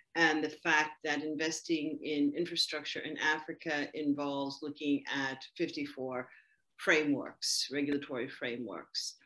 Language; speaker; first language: English; native; English